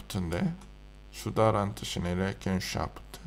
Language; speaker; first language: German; non-native, learner; Korean